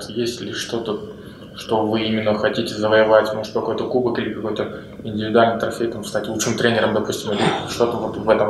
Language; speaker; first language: Russian; native; Russian